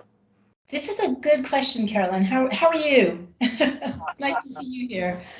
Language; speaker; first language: English; native; English